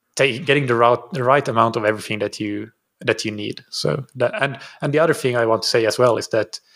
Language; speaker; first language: English; non-native, fluent; Finnish